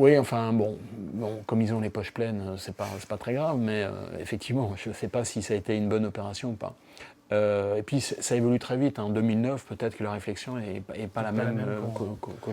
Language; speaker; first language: French; native; French